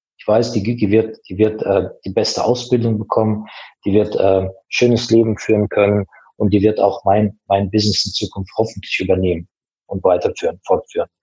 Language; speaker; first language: German; non-native, fluent; Azerbaijani